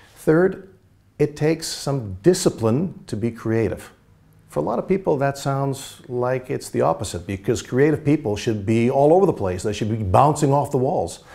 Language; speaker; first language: English; native; English